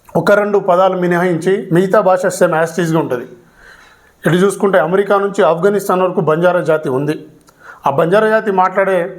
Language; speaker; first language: Telugu; non-native, local second language; Lambadi